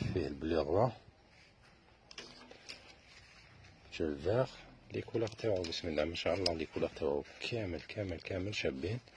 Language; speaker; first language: Arabic; native; Arabic